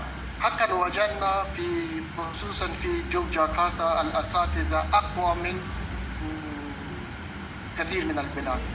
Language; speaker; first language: Arabic; non-native, fluent; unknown